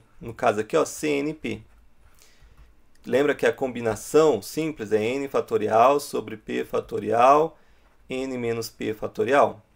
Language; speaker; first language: Portuguese; native; Portuguese